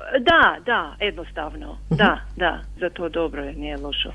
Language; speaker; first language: Macedonian; early bilingual, heritage; Macedonian